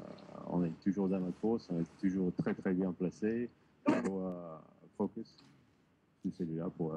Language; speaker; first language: French; non-native, learner; English